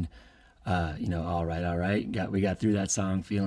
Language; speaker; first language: English; native; English